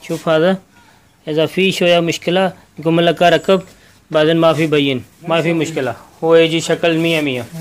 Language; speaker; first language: Arabic; non-native, learner; Urdu